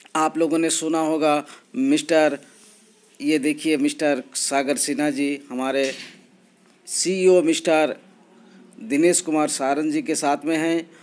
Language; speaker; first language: Hindi; native; Hindi